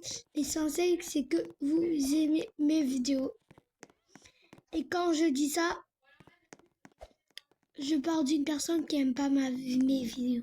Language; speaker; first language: French; native; French